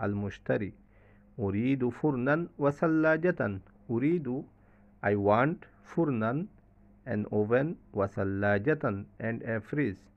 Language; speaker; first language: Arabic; non-native, fluent; Bangla